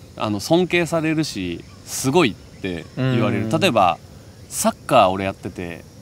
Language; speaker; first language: Japanese; native; Japanese